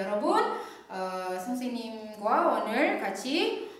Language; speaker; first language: Korean; non-native, fluent; Indonesian